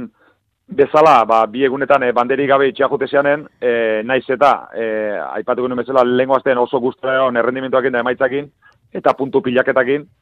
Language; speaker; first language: Basque; native; Basque